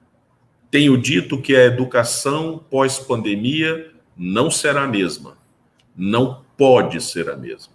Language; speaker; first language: Portuguese; native; Portuguese